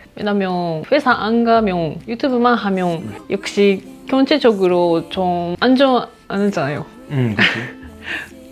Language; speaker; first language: Korean; non-native, fluent; Japanese